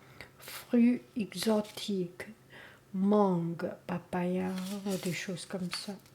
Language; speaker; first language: French; non-native, learner; Chinese